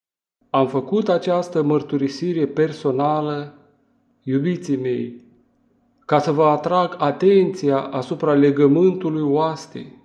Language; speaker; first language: Romanian; native; Romanian